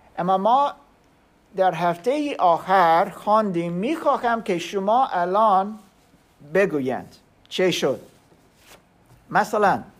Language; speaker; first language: Persian; non-native, learner; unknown